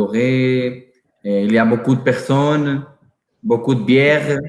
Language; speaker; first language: French; non-native, learner; Portuguese